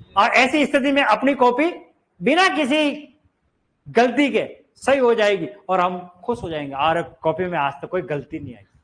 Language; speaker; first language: Hindi; native; Hindi